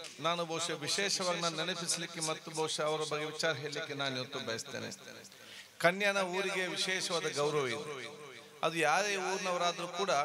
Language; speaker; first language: Kannada; non-native, local second language; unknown